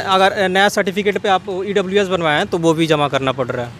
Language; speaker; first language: Hindi; native; Hindi